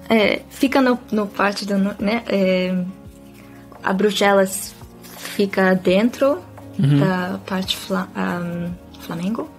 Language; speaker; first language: Portuguese; non-native, fluent; Dutch